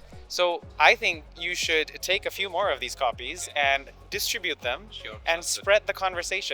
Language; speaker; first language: English; native; English